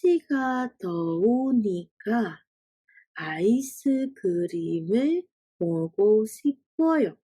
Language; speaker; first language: Korean; non-native, fluent; Indonesian